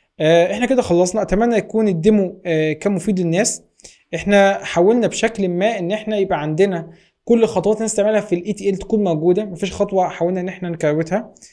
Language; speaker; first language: Arabic; native; Arabic